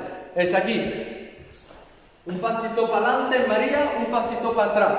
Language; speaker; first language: Spanish; non-native, fluent; Italian